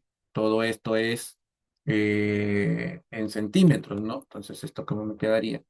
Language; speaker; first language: Spanish; native; Spanish